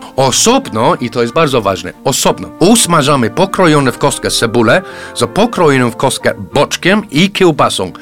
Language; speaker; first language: Polish; non-native, fluent; English